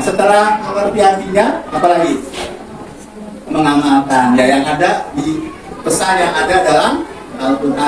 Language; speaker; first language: Indonesian; native; Indonesian